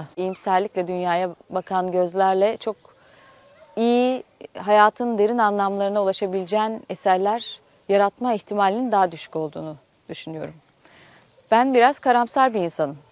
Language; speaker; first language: Turkish; native; Turkish